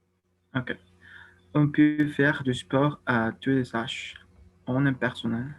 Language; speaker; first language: French; non-native, learner; Spanish